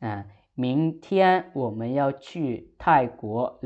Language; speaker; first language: Chinese; non-native, fluent; Lao